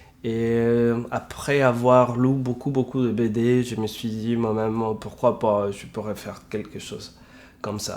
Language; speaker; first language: French; non-native, fluent; Spanish